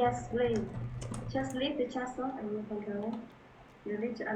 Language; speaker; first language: English; non-native, fluent; Vietnamese